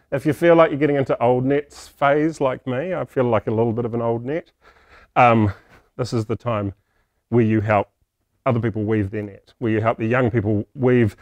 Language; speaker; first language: English; native; English